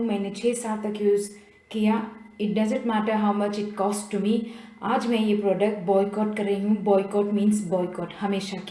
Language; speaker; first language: Hindi; non-native, local second language; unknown